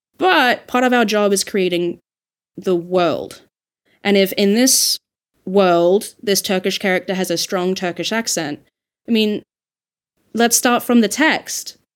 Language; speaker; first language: English; native; English